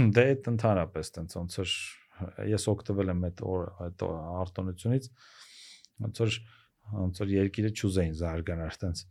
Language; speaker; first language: Armenian; native; Armenian